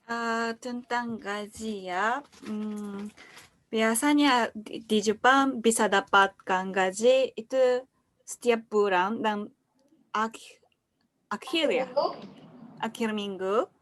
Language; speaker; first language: Indonesian; non-native, learner; Japanese